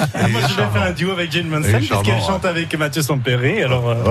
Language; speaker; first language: French; native; French